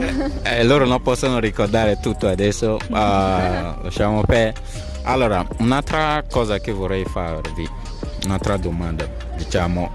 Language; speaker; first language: Italian; non-native, fluent; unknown